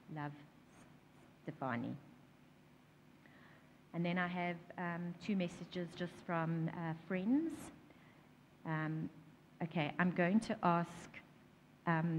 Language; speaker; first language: English; native; English